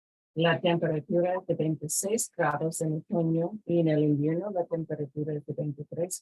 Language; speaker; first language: Spanish; non-native, fluent; English